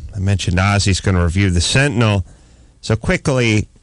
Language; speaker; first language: English; native; English